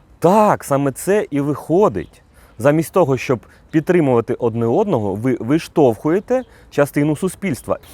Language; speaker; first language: Ukrainian; native; Ukrainian